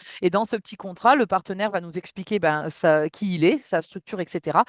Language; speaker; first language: French; native; French